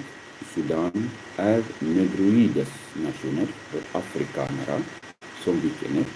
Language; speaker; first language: Swedish; non-native, learner; Arabic